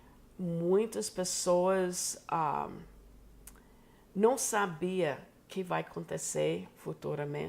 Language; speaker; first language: Portuguese; non-native, fluent; English